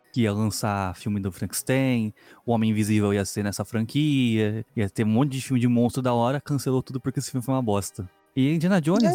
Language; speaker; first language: Portuguese; native; Portuguese